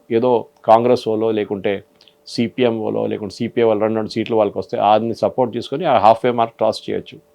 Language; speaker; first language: Telugu; non-native, fluent; Malayalam